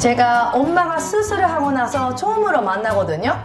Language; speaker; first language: Korean; non-native, fluent; Japanese